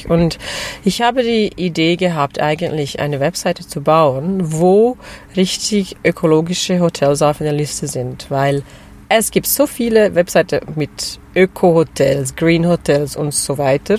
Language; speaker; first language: German; non-native, fluent; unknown